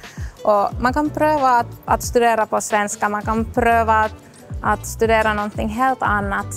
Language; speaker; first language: Swedish; non-native, local second language; Finnish